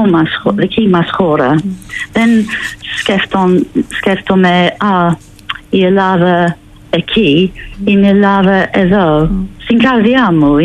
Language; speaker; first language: Greek; non-native, learner; English